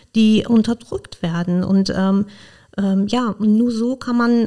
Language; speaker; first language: German; non-native, fluent; Persian